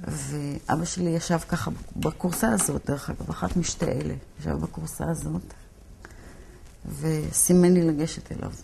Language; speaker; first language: Hebrew; early bilingual, other home language; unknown